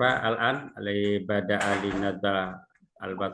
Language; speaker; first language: Arabic; non-native, learner; Indonesian